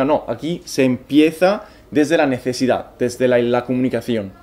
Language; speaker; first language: Spanish; non-native, fluent; Italian